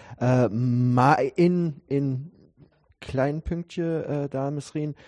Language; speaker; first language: German; non-native, learner; Dutch